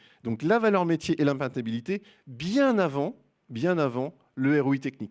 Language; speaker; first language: French; native; French